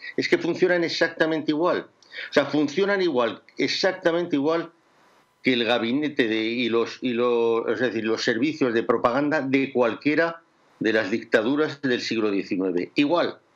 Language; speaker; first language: Spanish; native; Spanish